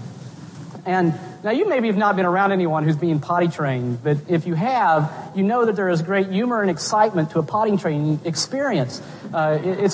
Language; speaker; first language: English; native; English